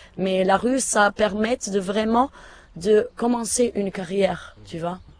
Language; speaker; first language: French; non-native, fluent; Portuguese